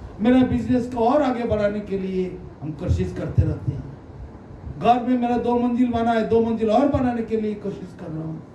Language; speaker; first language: Hindi; non-native, local second language; Bangla